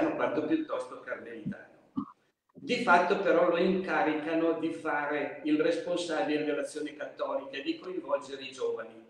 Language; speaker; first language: Italian; native; Italian